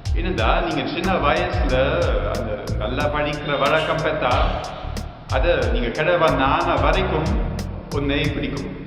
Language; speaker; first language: Tamil; non-native, learner; German